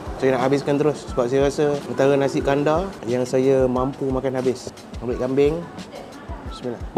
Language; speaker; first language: Malay; native; Malay